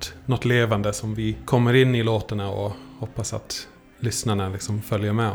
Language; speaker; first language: Swedish; non-native, fluent; English